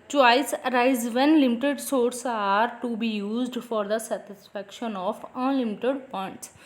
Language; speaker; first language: English; non-native, local second language; Punjabi